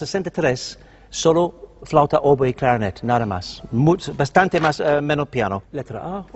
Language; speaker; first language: Spanish; non-native, fluent; English